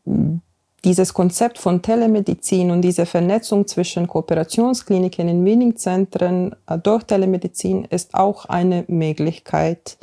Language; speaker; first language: German; non-native, fluent; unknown